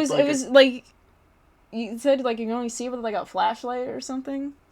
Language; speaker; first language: English; native; English